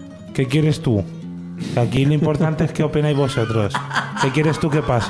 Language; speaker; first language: Spanish; native; Spanish